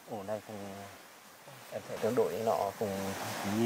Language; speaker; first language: Vietnamese; native; Vietnamese